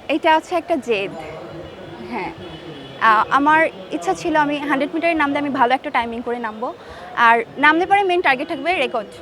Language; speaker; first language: Bangla; native; Bangla